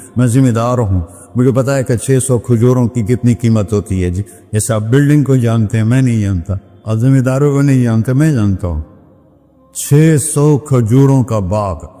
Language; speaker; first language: Urdu; non-native, local second language; Punjabi